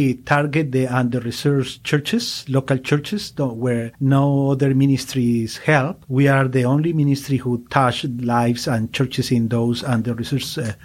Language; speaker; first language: English; non-native, learner; Spanish